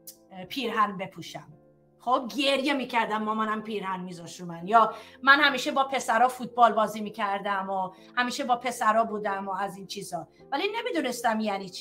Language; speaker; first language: Persian; early bilingual, heritage; Persian